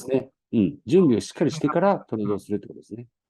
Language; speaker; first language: Japanese; native; Japanese